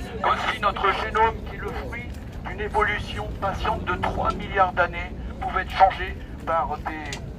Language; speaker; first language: French; native; French